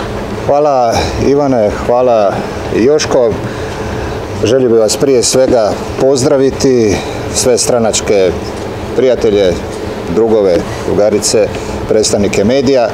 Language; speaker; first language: Serbian; native; Serbian